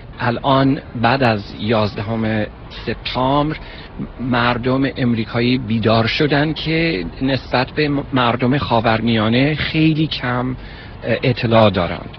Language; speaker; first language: Persian; non-native, fluent; English